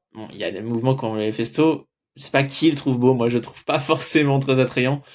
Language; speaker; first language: French; native; French